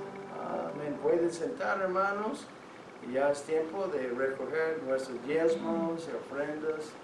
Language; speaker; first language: Spanish; non-native, fluent; English